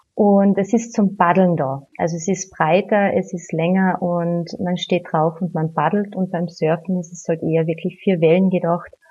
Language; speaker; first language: German; native; German